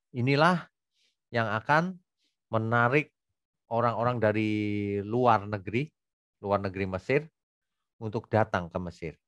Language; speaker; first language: Indonesian; native; Indonesian